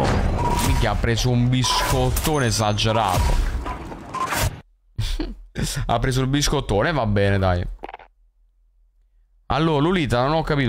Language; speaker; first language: Italian; native; Italian